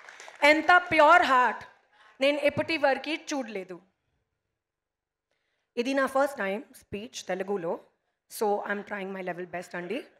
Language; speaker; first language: Telugu; non-native, learner; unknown